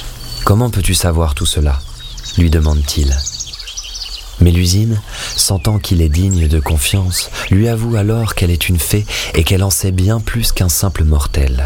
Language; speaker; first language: French; native; French